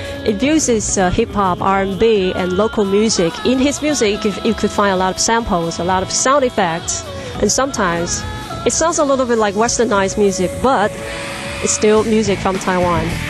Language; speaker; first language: English; non-native, fluent; Chinese